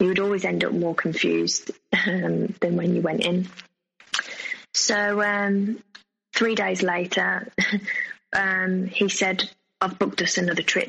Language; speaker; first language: English; native; English